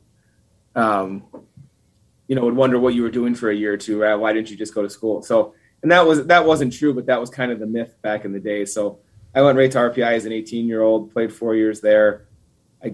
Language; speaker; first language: English; native; English